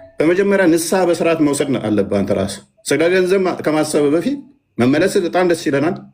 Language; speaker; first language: Amharic; native; Amharic